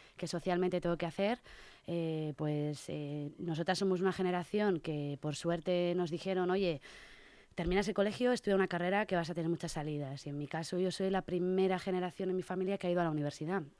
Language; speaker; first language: Spanish; native; Spanish